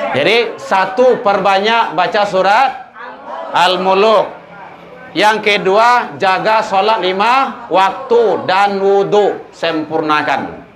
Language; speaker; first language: Malay; non-native, local second language; Minangkabau